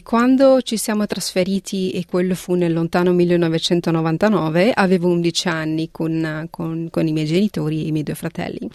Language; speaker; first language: Italian; early bilingual, other home language; Punjabi